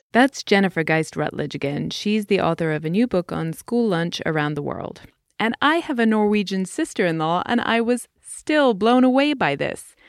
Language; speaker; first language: English; native; English